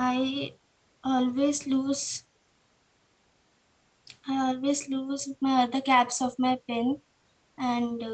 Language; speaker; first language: English; non-native, fluent; Hindi